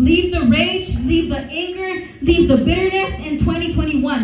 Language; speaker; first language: English; early bilingual, other home language; Spanish